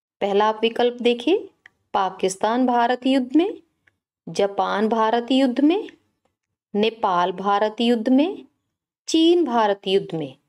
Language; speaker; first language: Hindi; native; Hindi